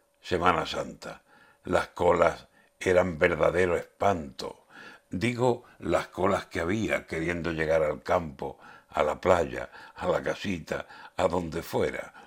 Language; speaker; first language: Spanish; native; Spanish